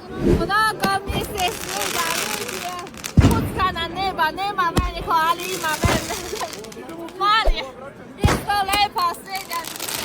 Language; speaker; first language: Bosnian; non-native, learner; Chinese